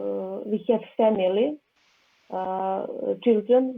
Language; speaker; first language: English; non-native, learner; Serbian